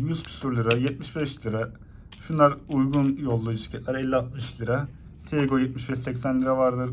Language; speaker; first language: Turkish; native; Turkish